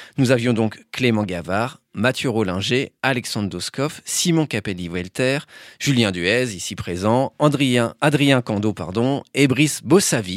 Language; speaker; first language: French; native; French